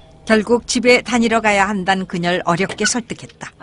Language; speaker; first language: Korean; native; Korean